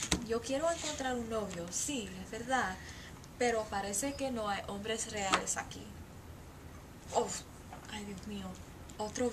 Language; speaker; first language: Spanish; non-native, learner; English